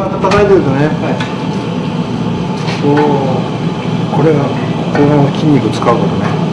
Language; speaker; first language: Japanese; native; Japanese